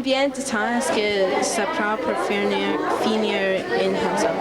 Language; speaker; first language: French; non-native, local second language; English